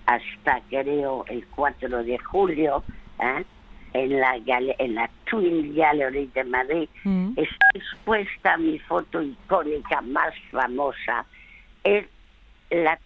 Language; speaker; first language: Spanish; early bilingual, other home language; French